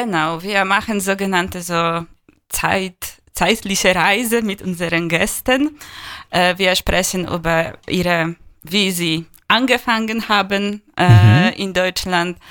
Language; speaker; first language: German; non-native, fluent; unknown